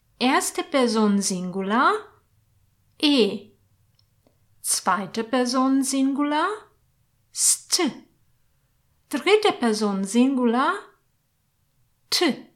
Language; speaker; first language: German; non-native, fluent; Polish